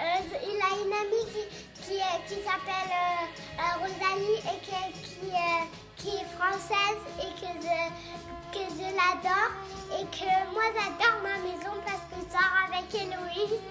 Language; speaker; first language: French; early bilingual, heritage; French